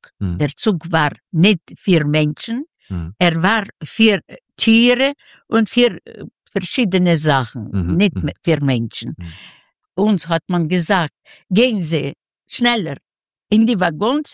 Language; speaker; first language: German; non-native, learner; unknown